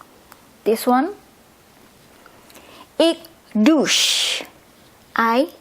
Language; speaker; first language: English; non-native, fluent; Indonesian